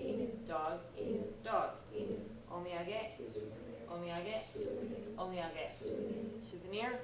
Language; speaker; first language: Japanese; non-native, fluent; English